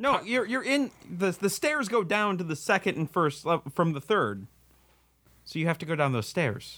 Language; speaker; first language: English; native; English